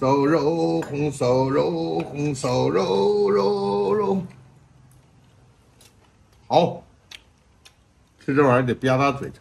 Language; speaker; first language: Chinese; native; Chinese